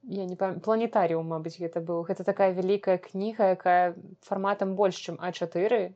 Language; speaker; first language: Belarusian; native; Belarusian